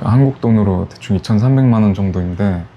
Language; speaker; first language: Korean; native; Korean